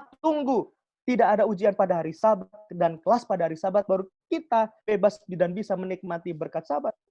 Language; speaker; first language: Indonesian; non-native, local second language; Javanese